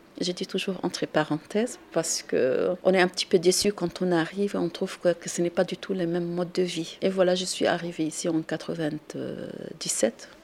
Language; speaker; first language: French; non-native, local second language; Arabic